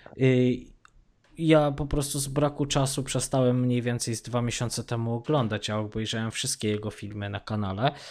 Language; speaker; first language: Polish; native; Polish